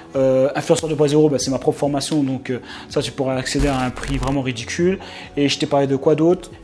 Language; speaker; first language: French; native; French